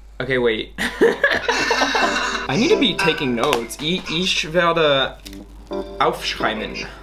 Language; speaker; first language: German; non-native, learner; English